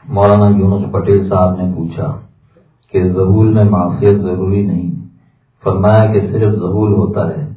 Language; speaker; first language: Urdu; native; Urdu